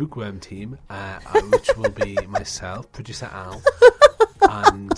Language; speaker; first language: English; native; English